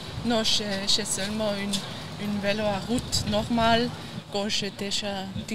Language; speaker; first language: French; non-native, learner; German